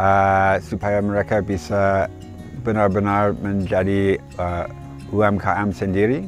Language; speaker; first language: Indonesian; non-native, fluent; English